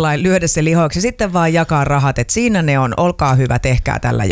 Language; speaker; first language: Finnish; native; Finnish